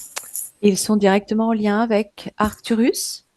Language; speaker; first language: French; native; French